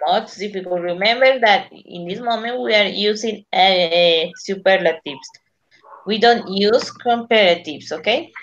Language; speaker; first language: English; non-native, learner; Spanish